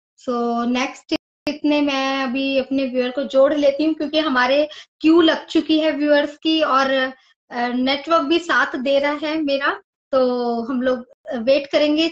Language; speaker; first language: Hindi; native; Hindi